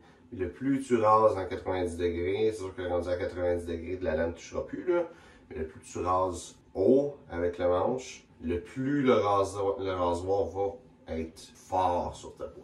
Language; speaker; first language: French; native; French